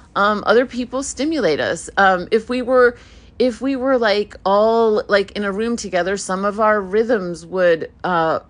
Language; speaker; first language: English; early bilingual, other home language; Hebrew